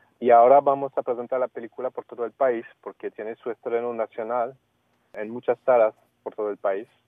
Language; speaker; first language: Spanish; non-native, fluent; French